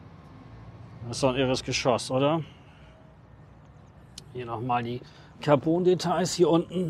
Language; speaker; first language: German; native; German